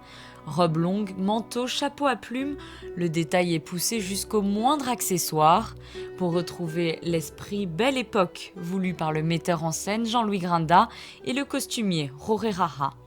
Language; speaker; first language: French; native; French